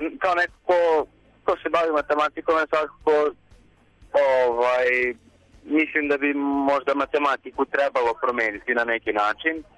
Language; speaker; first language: Serbian; native; Serbian